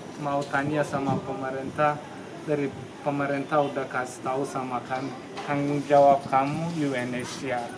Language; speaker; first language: Indonesian; non-native, learner; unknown